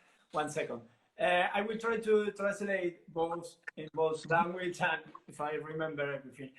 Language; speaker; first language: English; non-native, learner; Italian